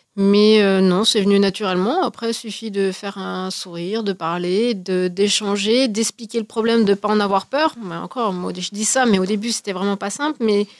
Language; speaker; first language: French; native; French